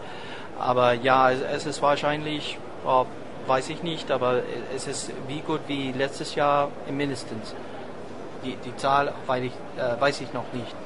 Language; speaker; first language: German; non-native, learner; English